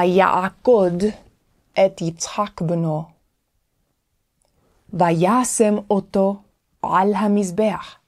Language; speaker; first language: Hebrew; non-native, fluent; English